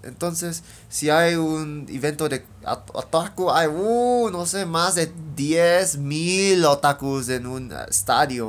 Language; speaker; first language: Spanish; non-native, learner; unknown